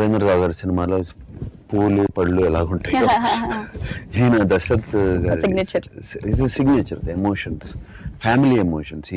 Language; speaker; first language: Telugu; native; Telugu